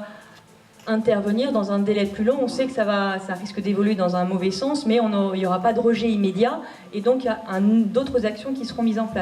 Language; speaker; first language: French; native; French